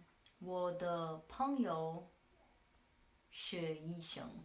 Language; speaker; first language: Chinese; non-native, learner; English